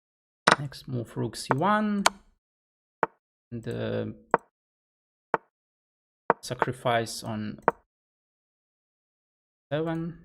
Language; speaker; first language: English; non-native, fluent; Russian